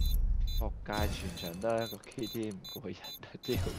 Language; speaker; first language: Cantonese; native; Cantonese